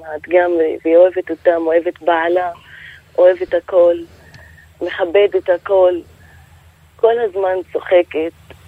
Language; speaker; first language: Hebrew; non-native, local second language; Arabic